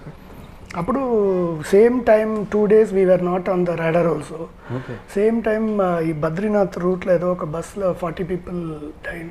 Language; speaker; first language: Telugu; non-native, learner; Tamil